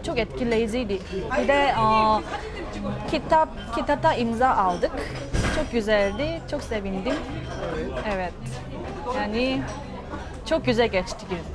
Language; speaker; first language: Turkish; non-native, learner; Korean